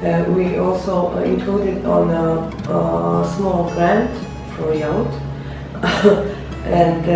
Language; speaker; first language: English; non-native, learner; Bosnian